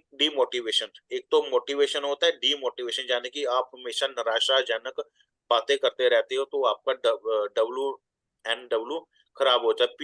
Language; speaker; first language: Hindi; non-native, local second language; Punjabi